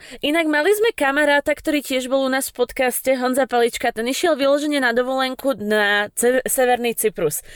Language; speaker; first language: Slovak; native; Slovak